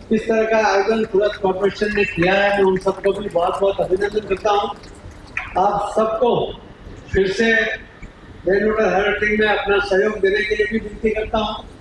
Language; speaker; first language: Hindi; non-native, local second language; Gujarati